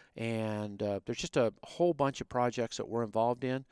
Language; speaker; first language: English; native; English